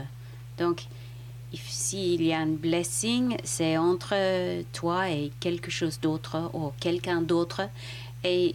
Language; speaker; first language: French; non-native, fluent; English